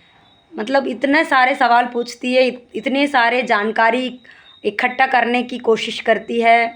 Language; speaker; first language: Hindi; non-native, local second language; Tamil